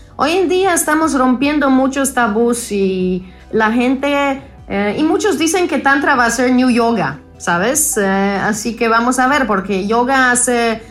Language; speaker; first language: Spanish; non-native, fluent; Polish